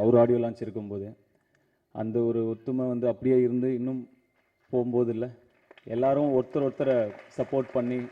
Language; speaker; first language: Tamil; native; Tamil